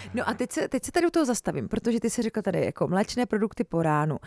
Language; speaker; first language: Czech; native; Czech